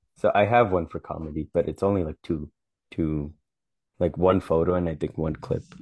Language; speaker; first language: English; early bilingual, other home language; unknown